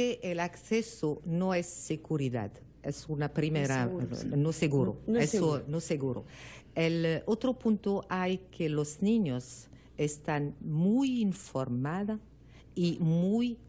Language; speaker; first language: Spanish; non-native, learner; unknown